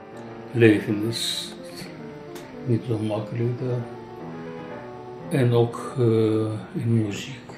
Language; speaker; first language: Dutch; non-native, learner; Georgian